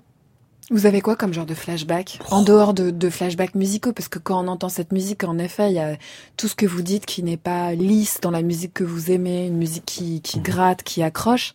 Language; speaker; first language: French; native; French